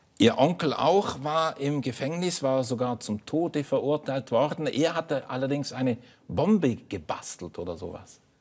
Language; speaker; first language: German; native; German